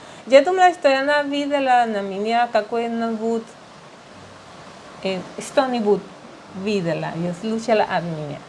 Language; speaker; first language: Russian; non-native, learner; Spanish